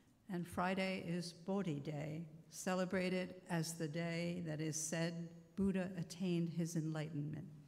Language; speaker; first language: English; native; English